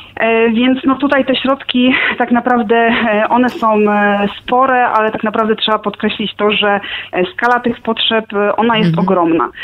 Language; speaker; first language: Polish; native; Polish